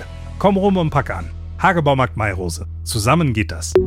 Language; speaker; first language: German; native; German